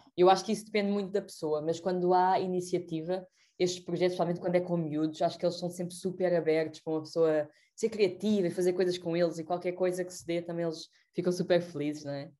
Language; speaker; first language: Portuguese; native; Portuguese